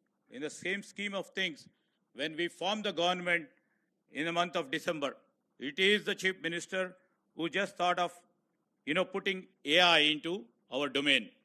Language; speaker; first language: English; non-native, local second language; Telugu